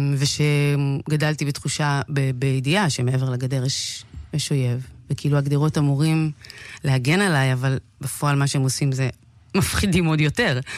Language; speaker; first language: Hebrew; early bilingual, other home language; Amharic